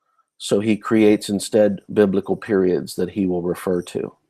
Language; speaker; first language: English; native; English